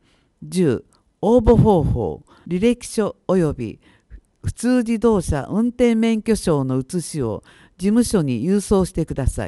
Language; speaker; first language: Japanese; native; Japanese